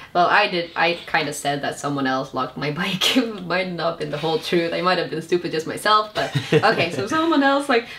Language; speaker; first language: English; non-native, fluent; Finnish